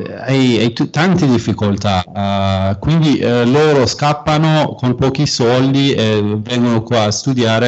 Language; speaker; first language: Italian; non-native, fluent; Persian